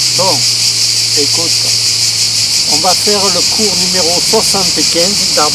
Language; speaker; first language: French; native; French